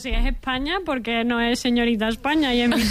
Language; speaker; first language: Spanish; native; Spanish